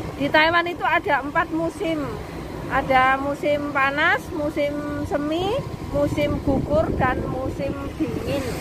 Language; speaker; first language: Indonesian; non-native, local second language; Javanese